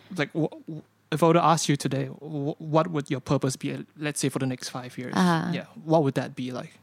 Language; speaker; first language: English; native; English